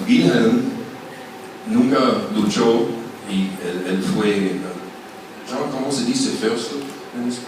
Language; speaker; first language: Spanish; non-native, fluent; German